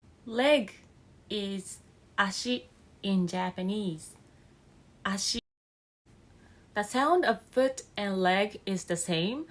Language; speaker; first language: English; non-native, fluent; Japanese